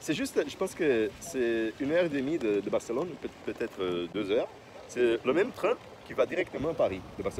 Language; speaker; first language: French; non-native, fluent; Portuguese